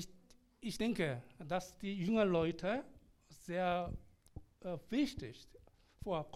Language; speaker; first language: German; non-native, learner; Korean